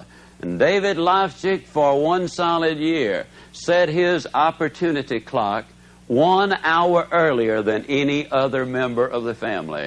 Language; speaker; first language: English; native; English